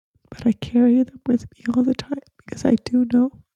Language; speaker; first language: English; early bilingual, other home language; Spanish